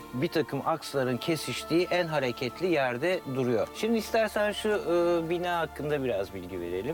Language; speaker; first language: Turkish; native; Turkish